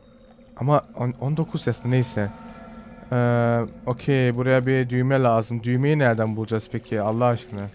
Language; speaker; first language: Turkish; early bilingual, heritage; Turkish